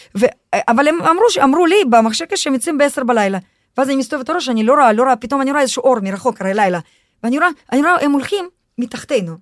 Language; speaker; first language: Hebrew; non-native, fluent; Russian